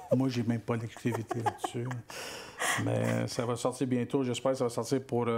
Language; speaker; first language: French; native; French